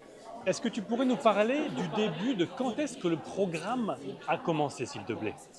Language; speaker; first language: French; native; French